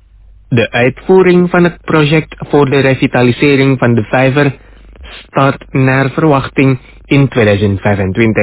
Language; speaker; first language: Dutch; non-native, fluent; Indonesian